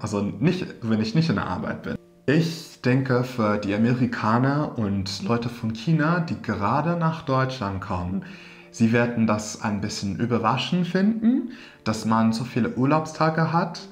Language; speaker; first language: German; non-native, fluent; English